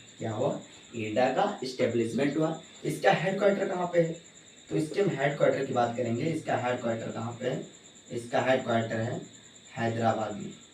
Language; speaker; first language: Hindi; native; Hindi